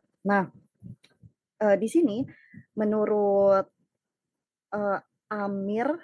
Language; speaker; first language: Indonesian; native; Indonesian